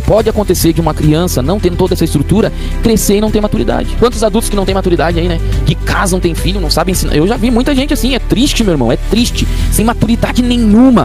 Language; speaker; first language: Portuguese; native; Portuguese